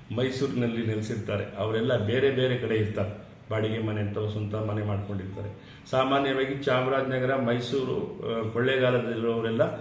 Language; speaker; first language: Kannada; non-native, local second language; Lambadi